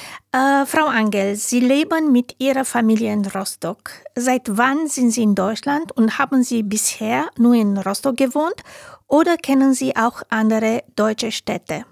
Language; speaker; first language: German; non-native, learner; Romanian